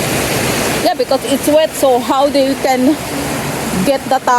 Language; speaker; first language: English; non-native, learner; Filipino